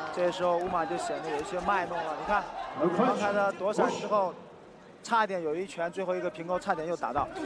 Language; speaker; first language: Chinese; native; Chinese